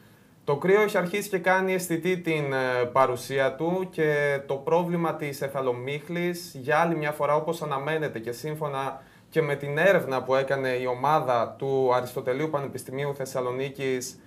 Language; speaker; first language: Greek; native; Greek